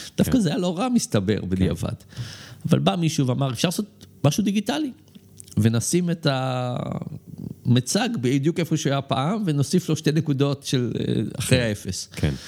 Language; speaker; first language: Hebrew; native; Hebrew